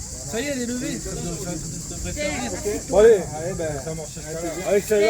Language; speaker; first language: French; native; French